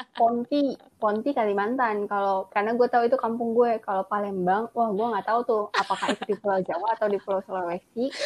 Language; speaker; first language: Indonesian; non-native, local second language; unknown